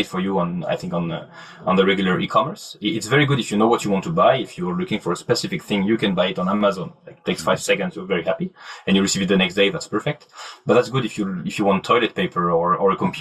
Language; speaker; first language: English; non-native, fluent; French